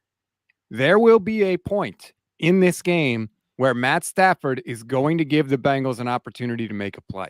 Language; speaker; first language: English; native; English